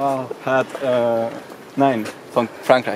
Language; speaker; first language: German; non-native, learner; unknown